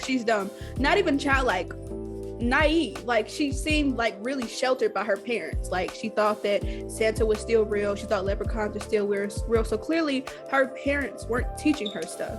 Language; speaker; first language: English; native; English